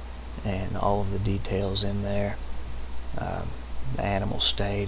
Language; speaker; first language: English; native; English